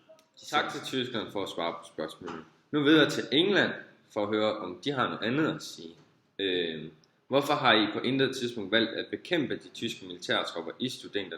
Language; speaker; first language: Danish; native; Danish